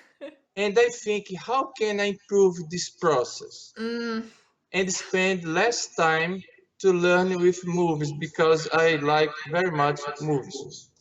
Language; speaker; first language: English; non-native, learner; Portuguese